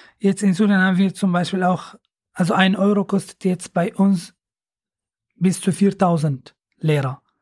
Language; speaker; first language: German; non-native, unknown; Arabic